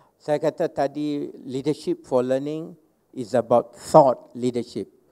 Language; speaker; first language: English; non-native, local second language; Malay